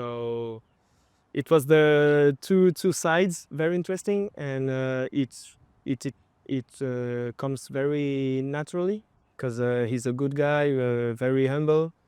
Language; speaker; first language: English; non-native, fluent; French